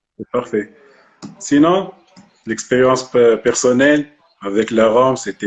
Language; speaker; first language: French; non-native, local second language; Arabic